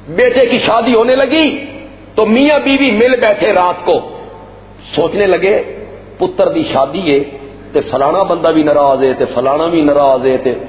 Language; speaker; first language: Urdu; non-native, local second language; Punjabi